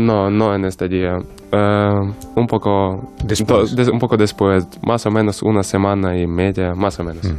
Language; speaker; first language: Spanish; non-native, learner; Ukrainian